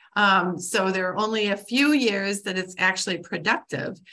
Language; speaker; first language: English; native; English